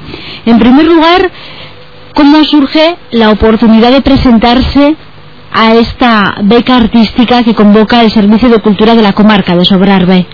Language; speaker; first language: Spanish; native; Spanish